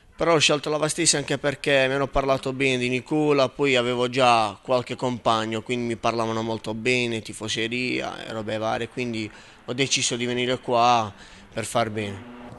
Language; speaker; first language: Italian; native; Italian